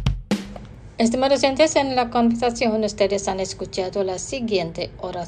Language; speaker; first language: Spanish; non-native, fluent; Indonesian